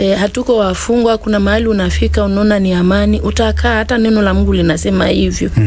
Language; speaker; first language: Swahili; non-native, local second language; Lingala